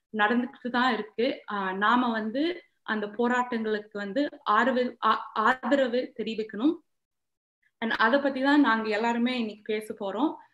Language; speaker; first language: Tamil; early bilingual, heritage; Tamil